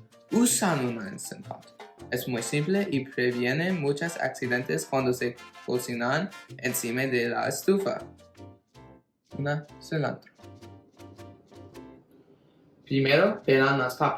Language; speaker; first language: Spanish; non-native, learner; English